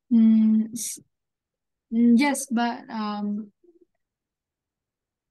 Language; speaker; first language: English; non-native, learner; Vietnamese